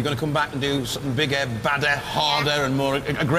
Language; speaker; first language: English; native; English